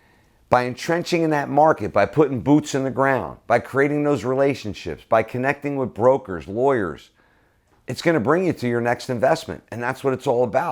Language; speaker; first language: English; native; English